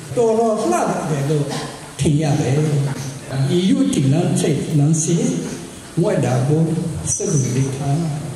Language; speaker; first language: Burmese; non-native, local second language; S'gaw Karen